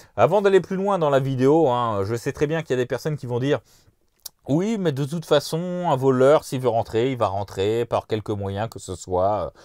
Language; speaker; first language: French; native; French